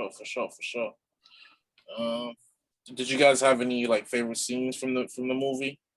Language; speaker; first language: English; native; English